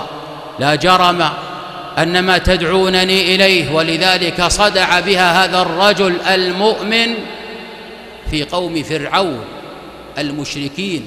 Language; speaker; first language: Arabic; native; Arabic